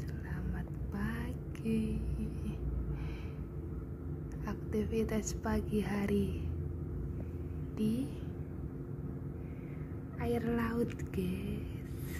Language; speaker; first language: Indonesian; non-native, local second language; Javanese